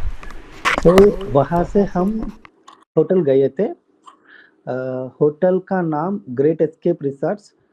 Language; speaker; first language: Hindi; non-native, local second language; Telugu